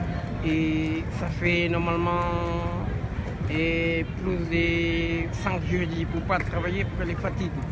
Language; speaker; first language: French; non-native, learner; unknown